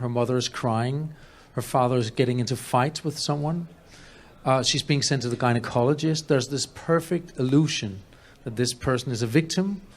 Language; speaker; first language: English; non-native, fluent; Danish